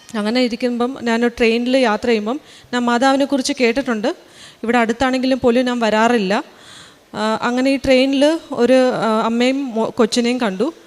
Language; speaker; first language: Malayalam; early bilingual, heritage; Malayalam